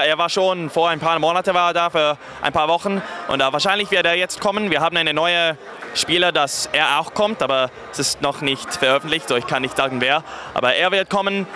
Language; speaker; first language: German; non-native, fluent; English